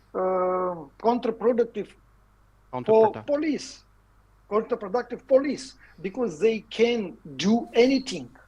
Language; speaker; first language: English; non-native, learner; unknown